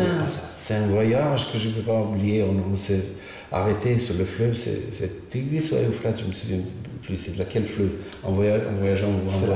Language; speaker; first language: French; non-native, fluent; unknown